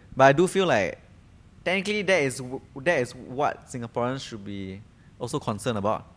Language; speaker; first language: English; native; English